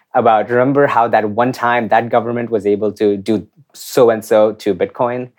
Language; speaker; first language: English; non-native, local second language; Hindi